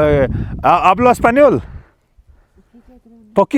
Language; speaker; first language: Spanish; non-native, learner; Hindi